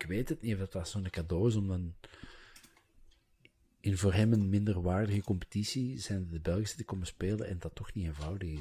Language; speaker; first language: Dutch; native; Dutch